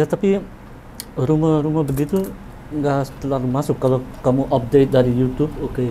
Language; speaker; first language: Indonesian; early bilingual, heritage; Dutch